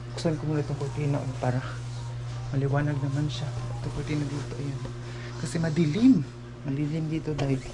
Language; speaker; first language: Filipino; non-native, local second language; Cebuano